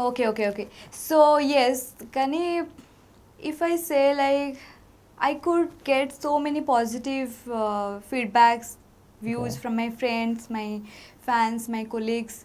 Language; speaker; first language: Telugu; non-native, local second language; Odia